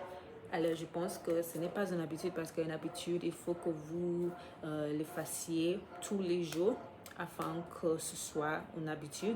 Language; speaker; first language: French; non-native, fluent; English